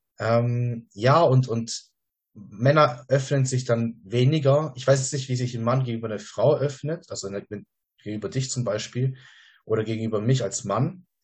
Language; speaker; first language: German; native; German